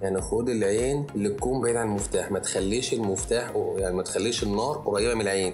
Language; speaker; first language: Arabic; native; Arabic